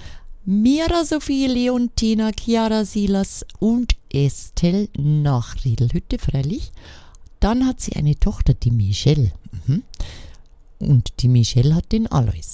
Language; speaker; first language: German; native; German